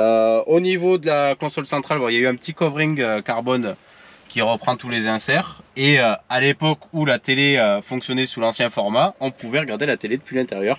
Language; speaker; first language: French; native; French